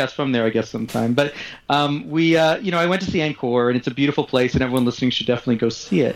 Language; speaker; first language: English; native; English